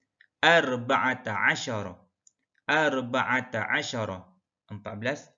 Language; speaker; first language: Arabic; non-native, fluent; Malay